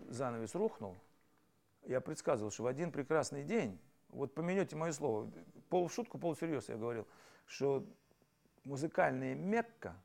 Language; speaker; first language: Russian; native; Russian